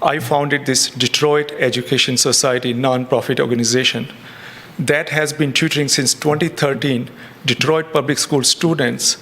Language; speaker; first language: English; non-native, fluent; German